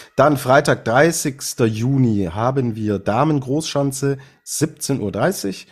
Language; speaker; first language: German; native; German